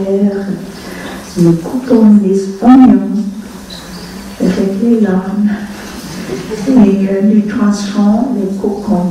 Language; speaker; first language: French; non-native, fluent; Vietnamese